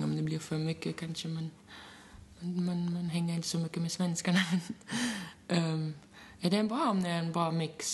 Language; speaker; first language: Swedish; non-native, fluent; German